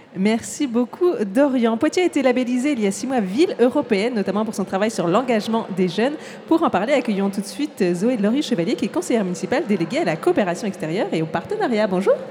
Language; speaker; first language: French; native; French